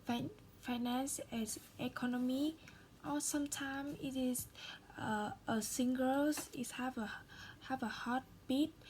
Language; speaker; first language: English; non-native, learner; Vietnamese